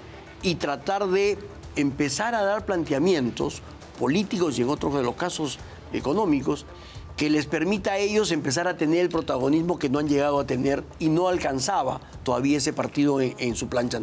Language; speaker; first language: Spanish; native; Spanish